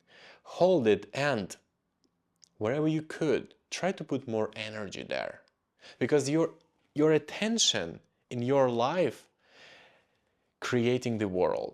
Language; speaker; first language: English; non-native, fluent; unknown